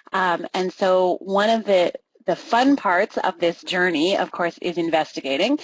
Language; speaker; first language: English; native; English